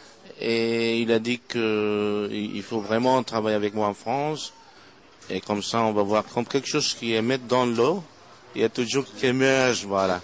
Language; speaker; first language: French; non-native, fluent; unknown